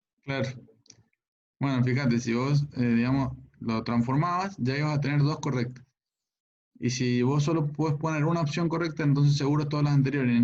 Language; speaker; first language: Spanish; native; Spanish